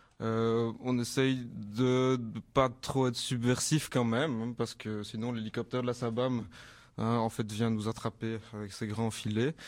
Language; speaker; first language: French; native; French